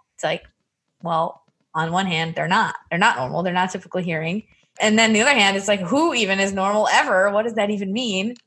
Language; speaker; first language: English; native; English